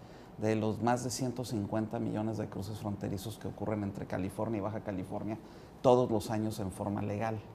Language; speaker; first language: Spanish; native; Spanish